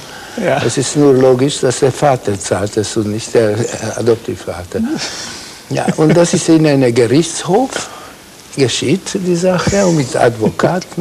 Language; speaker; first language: German; non-native, fluent; Hungarian